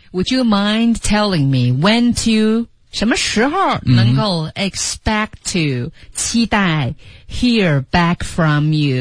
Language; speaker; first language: English; non-native, fluent; Chinese